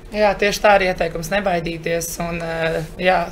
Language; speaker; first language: Latvian; native; Latvian